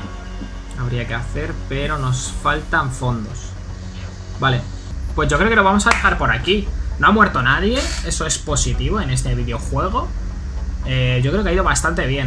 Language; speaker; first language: Spanish; native; Spanish